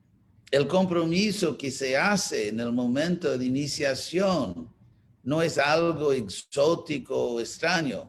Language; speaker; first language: Spanish; non-native, fluent; English